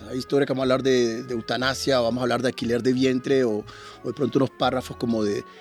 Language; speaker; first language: Spanish; native; Spanish